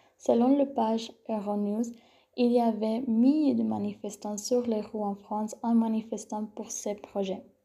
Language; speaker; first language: French; non-native, learner; Spanish